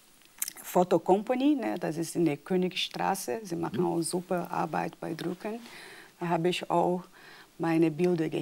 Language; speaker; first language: German; non-native, fluent; Portuguese